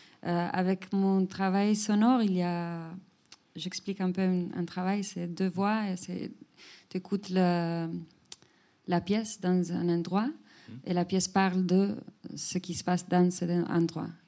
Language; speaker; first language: French; non-native, fluent; Spanish